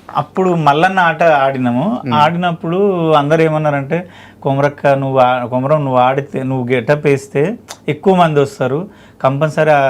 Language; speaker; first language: Telugu; native; Telugu